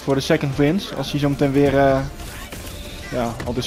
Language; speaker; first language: Dutch; native; Dutch